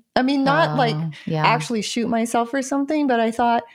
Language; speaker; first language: English; native; English